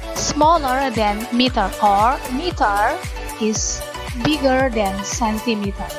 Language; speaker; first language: English; non-native, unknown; Indonesian